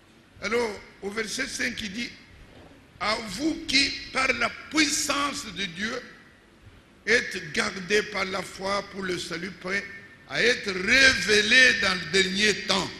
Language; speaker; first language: French; non-native, local second language; Luba-Lulua